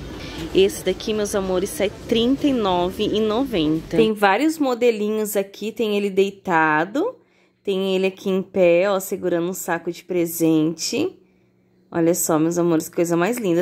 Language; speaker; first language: Portuguese; native; Portuguese